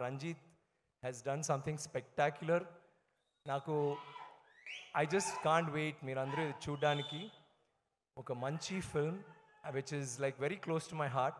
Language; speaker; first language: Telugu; non-native, learner; Tamil